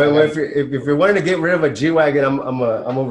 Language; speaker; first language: English; native; English